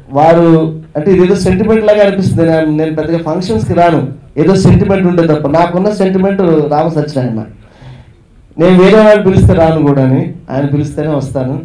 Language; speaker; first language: Telugu; native; Telugu